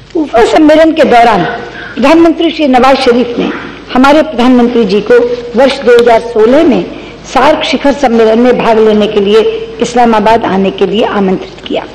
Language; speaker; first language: Hindi; native; Hindi